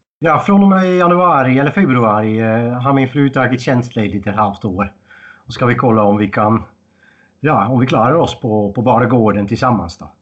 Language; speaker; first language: Swedish; non-native, fluent; Dutch